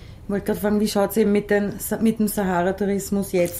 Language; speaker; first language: German; native; German